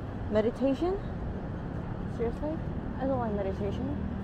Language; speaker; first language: English; non-native, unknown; Korean